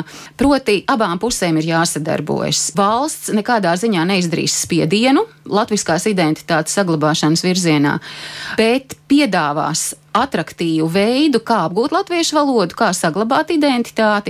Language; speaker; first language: Latvian; native; Latvian